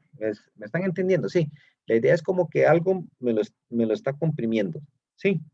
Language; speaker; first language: Spanish; native; Spanish